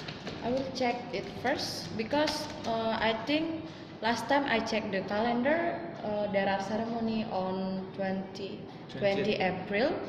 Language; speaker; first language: English; non-native, learner; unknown